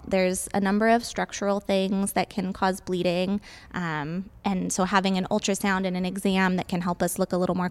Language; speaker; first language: English; native; English